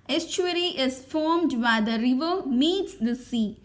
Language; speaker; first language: English; non-native, local second language; Tamil